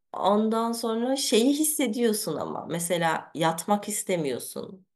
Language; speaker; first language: Turkish; early bilingual, heritage; Turkish